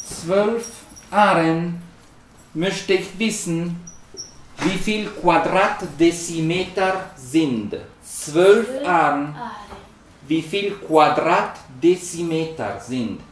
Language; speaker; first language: German; non-native, learner; Spanish